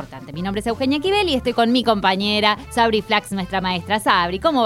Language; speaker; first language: Spanish; native; Spanish